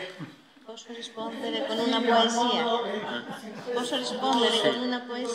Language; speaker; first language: Italian; non-native, learner; Greek